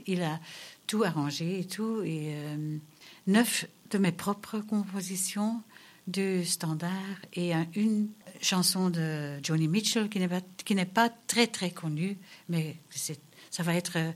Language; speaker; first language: French; non-native, local second language; Dutch